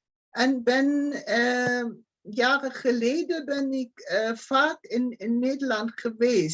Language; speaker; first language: Dutch; non-native, fluent; German